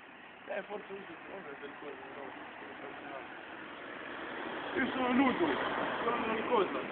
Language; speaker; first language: Italian; non-native, learner; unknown